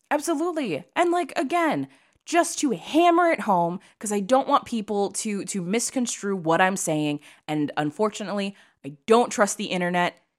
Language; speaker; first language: English; native; English